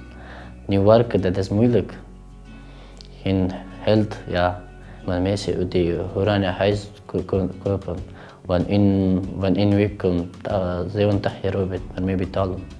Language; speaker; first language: Dutch; non-native, learner; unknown